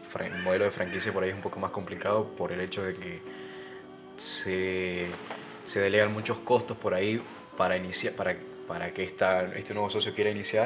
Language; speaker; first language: Spanish; native; Spanish